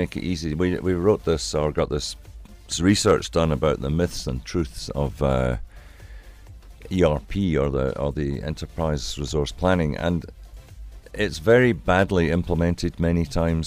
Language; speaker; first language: English; native; English